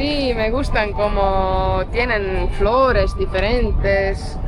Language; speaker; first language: Spanish; non-native, fluent; Estonian